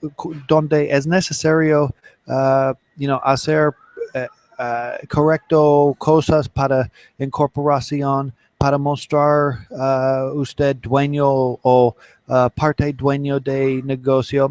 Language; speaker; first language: Spanish; non-native, learner; English